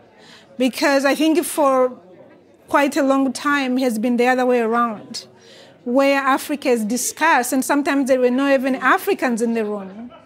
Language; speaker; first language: English; non-native, fluent; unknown